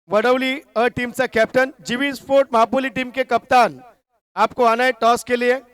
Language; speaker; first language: Hindi; non-native, local second language; Marathi